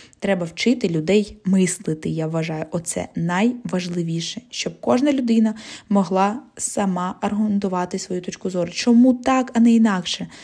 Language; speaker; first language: Ukrainian; non-native, local second language; Russian